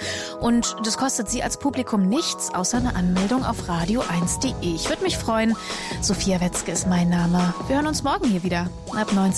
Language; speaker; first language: German; native; German